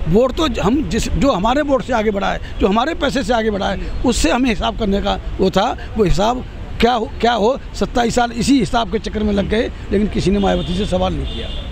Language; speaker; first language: Hindi; native; Hindi